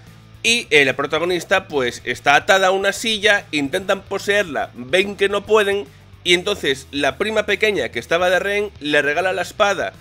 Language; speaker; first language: Spanish; native; Spanish